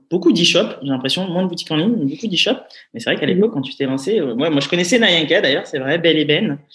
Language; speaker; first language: French; native; French